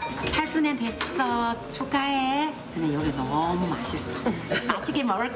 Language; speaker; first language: Korean; non-native, learner; Chinese